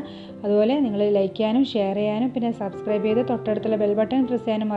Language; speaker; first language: Malayalam; native; Malayalam